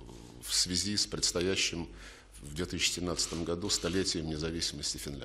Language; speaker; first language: Russian; native; Russian